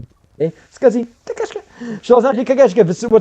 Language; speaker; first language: Russian; non-native, learner; English